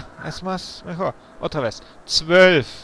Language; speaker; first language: Spanish; non-native, learner; German